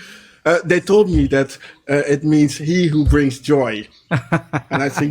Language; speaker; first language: English; non-native, fluent; Dutch